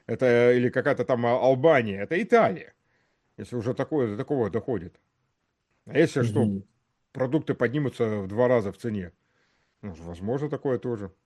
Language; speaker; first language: Russian; early bilingual, heritage; Russian